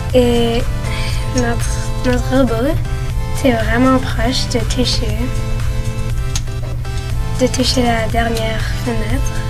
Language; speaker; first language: French; non-native, local second language; English